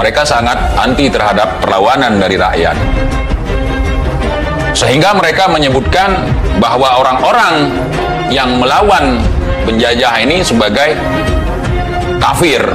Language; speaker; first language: Indonesian; native; Indonesian